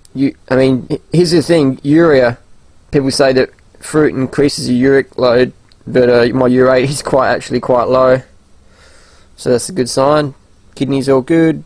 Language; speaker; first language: English; native; English